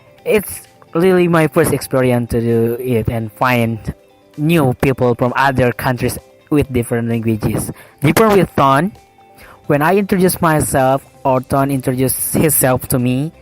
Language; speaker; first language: English; non-native, learner; Indonesian